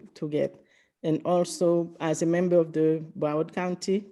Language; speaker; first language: English; early bilingual, other home language; Haitian Creole